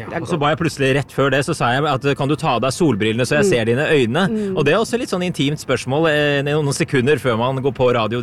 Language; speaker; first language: Norwegian; native; Norwegian